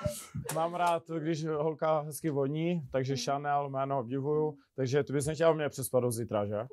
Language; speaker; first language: Czech; native; Czech